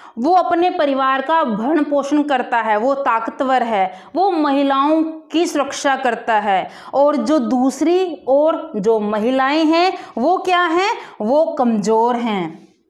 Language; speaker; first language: Hindi; native; Hindi